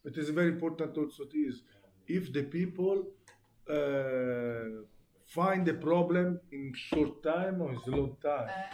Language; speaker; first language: English; non-native, learner; Italian